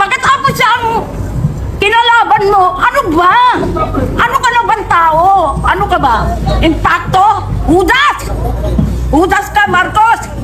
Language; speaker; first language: Filipino; non-native, local second language; Iloko